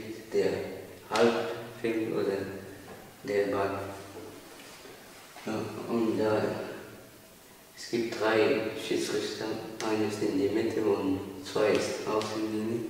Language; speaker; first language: German; non-native, learner; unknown